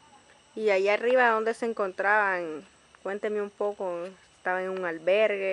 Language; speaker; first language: Spanish; native; Spanish